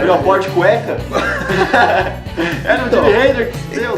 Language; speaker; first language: Portuguese; native; Portuguese